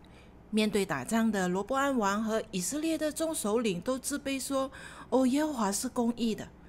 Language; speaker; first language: Chinese; native; Chinese